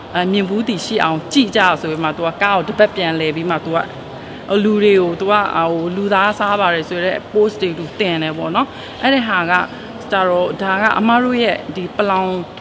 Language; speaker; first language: Burmese; non-native, local second language; Shwe Palaung